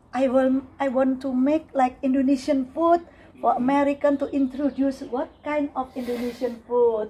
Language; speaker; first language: English; non-native, learner; Indonesian